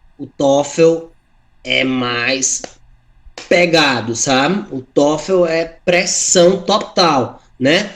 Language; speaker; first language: Portuguese; native; Portuguese